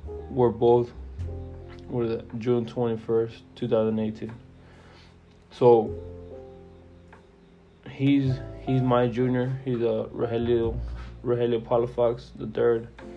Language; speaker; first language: English; early bilingual, other home language; Spanish